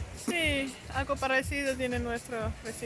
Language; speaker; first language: Spanish; non-native, learner; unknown